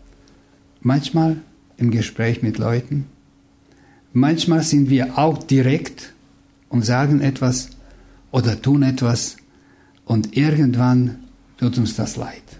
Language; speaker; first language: German; non-native, fluent; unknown